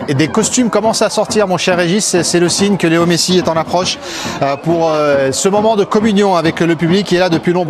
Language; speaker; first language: French; native; French